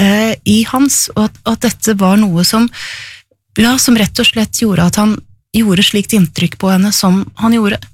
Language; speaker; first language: Norwegian; native; Norwegian